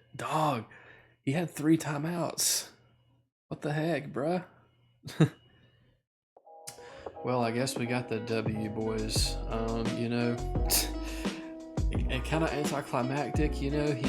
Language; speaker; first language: English; native; English